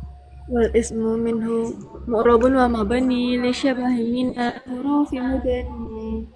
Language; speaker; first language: Arabic; non-native, learner; Indonesian